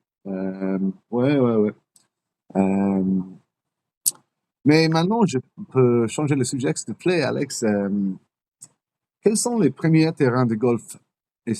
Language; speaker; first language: French; non-native, learner; English